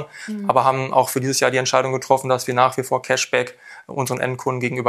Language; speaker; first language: German; native; German